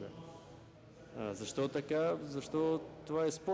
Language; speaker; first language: Bulgarian; non-native, learner; Russian